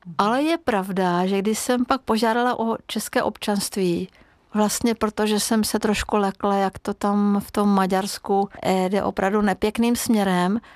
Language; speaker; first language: Czech; non-native, fluent; Hungarian